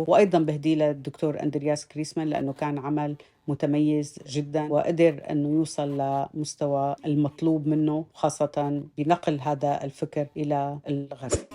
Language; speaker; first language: Arabic; native; Arabic